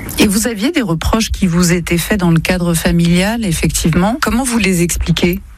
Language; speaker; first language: French; native; French